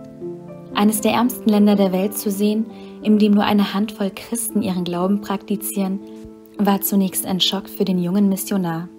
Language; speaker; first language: German; native; German